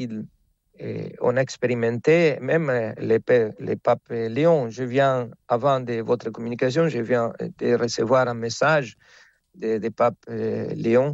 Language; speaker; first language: French; non-native, fluent; Spanish